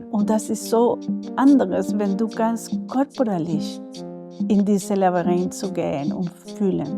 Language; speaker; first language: German; non-native, learner; Spanish